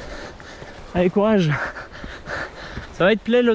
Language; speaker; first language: French; native; French